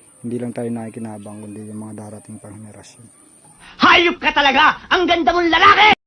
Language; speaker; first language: Filipino; non-native, local second language; Waray